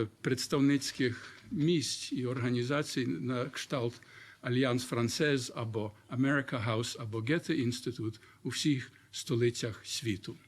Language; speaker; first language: Ukrainian; early bilingual, heritage; Ukrainian